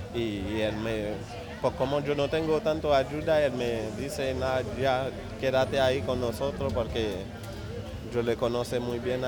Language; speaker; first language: Spanish; non-native, learner; Haitian Creole